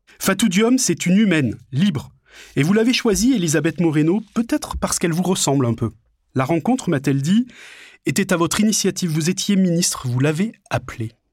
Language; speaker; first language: French; native; French